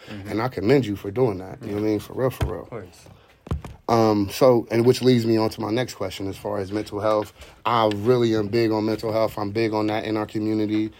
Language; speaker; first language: English; native; English